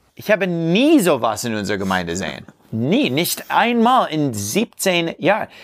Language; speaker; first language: German; non-native, learner; English